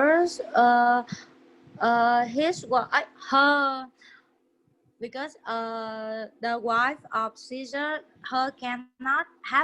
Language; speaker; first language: English; non-native, learner; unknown